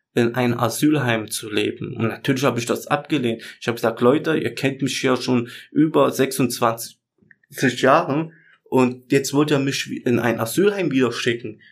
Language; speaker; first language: German; native; German